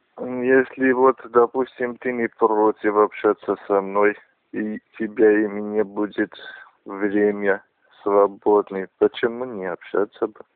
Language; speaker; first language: Russian; non-native, local second language; Armenian